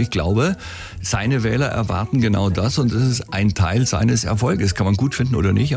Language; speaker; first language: German; native; German